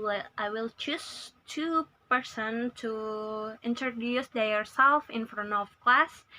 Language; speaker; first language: English; non-native, learner; Indonesian